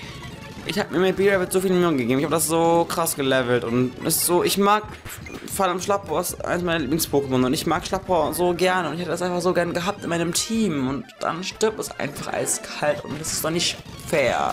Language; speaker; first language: German; native; German